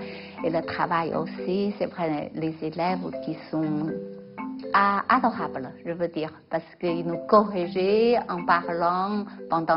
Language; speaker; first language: French; non-native, fluent; Chinese